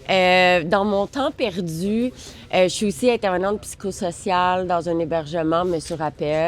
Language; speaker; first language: French; native; French